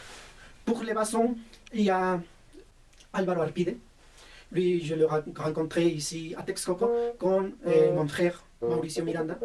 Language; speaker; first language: French; non-native, fluent; Spanish